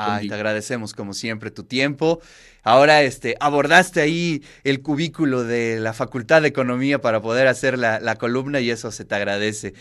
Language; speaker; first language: Spanish; native; Spanish